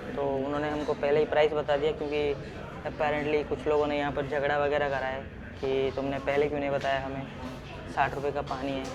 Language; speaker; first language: Hindi; non-native, local second language; Odia